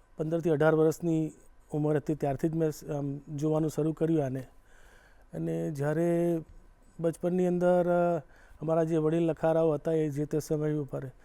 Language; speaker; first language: Gujarati; non-native, local second language; Rathawi